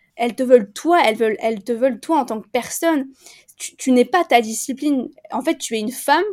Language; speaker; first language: French; native; French